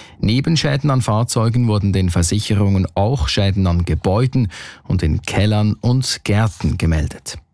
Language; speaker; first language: German; native; German